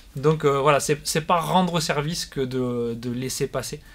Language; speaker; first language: French; native; French